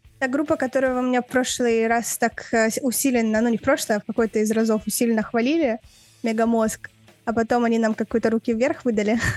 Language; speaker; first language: Russian; native; Russian